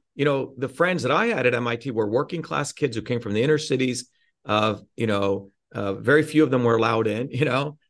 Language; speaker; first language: English; early bilingual, other home language; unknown